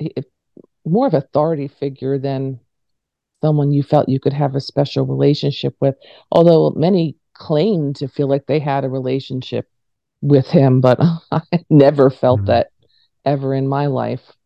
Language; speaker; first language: English; native; English